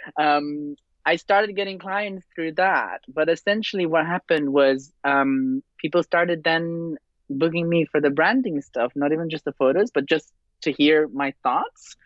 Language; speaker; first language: English; non-native, fluent; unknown